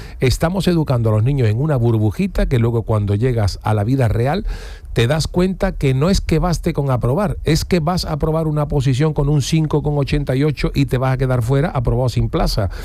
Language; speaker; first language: Spanish; native; Spanish